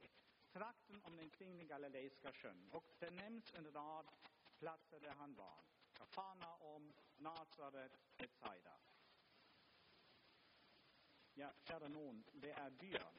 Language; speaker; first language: Swedish; non-native, fluent; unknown